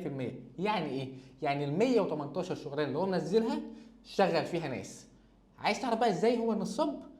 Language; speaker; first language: Arabic; native; Arabic